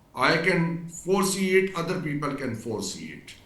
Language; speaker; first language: English; non-native, local second language; Urdu